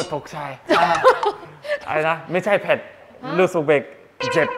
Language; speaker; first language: Thai; non-native, learner; Japanese